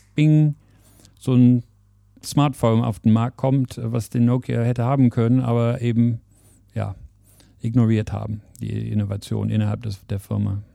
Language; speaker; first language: German; non-native, fluent; English